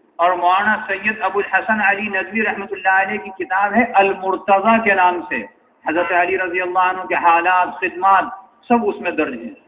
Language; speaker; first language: Urdu; native; Urdu